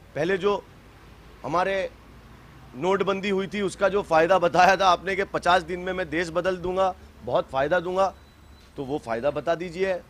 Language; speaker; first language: Hindi; native; Hindi